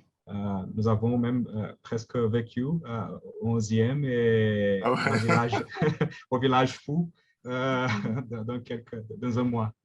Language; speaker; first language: French; non-native, fluent; Portuguese